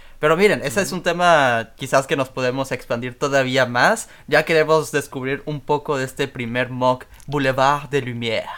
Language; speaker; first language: Spanish; native; Spanish